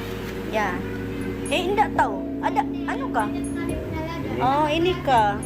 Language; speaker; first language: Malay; non-native, learner; Filipino